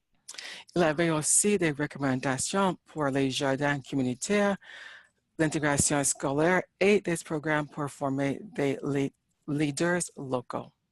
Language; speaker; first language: French; non-native, learner; English